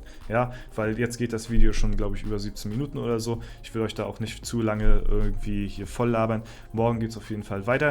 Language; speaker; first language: German; native; German